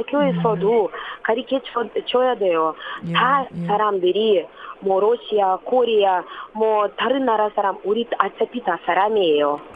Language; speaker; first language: Korean; non-native, learner; Russian